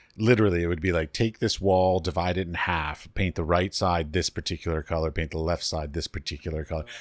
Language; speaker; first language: English; native; English